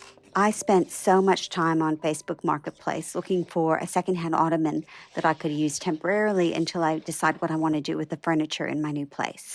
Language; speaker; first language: English; native; English